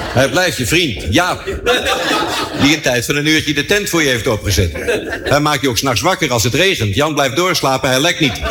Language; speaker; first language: Dutch; native; Dutch